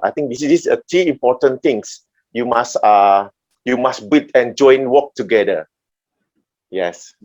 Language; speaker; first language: English; non-native, learner; Indonesian